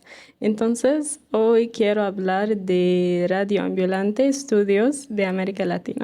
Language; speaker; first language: Spanish; non-native, fluent; Arabic